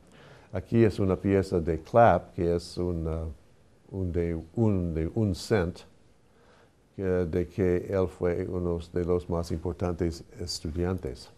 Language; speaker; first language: Spanish; non-native, fluent; English